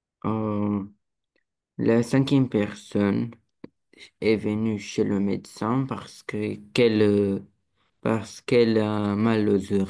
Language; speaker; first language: French; non-native, learner; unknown